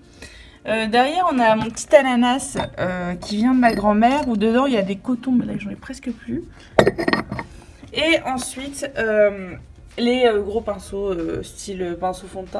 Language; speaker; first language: French; native; French